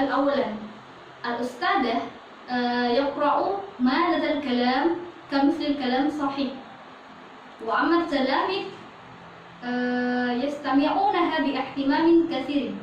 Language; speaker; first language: Arabic; non-native, learner; Indonesian